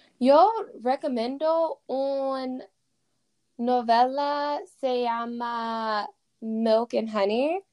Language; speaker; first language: Spanish; non-native, learner; English